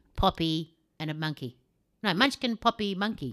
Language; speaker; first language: English; native; English